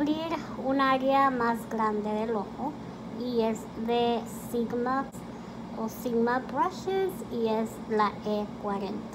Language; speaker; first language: Spanish; early bilingual, heritage; Spanish